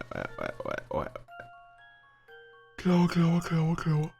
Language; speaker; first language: French; native; French